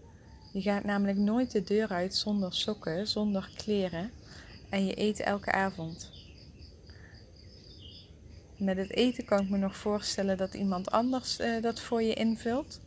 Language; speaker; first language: Dutch; native; Dutch